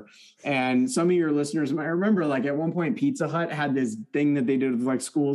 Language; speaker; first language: English; early bilingual, other home language; French